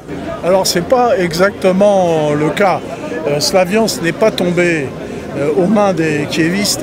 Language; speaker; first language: French; native; French